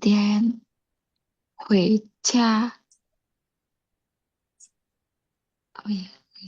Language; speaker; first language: Chinese; non-native, learner; Indonesian